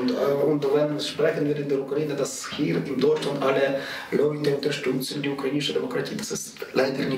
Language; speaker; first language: German; non-native, learner; Ukrainian